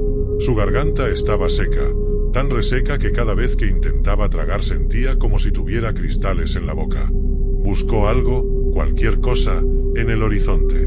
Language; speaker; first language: Spanish; native; Spanish